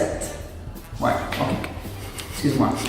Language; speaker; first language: French; non-native, fluent; English